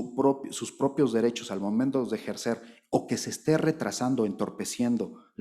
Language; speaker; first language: Spanish; native; Spanish